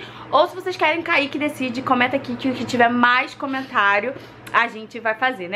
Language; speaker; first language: Portuguese; native; Portuguese